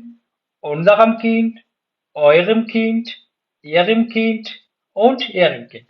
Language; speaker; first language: German; non-native, fluent; Pashto